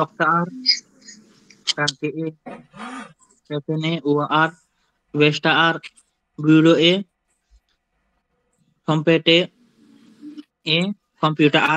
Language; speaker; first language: German; non-native, learner; Bangla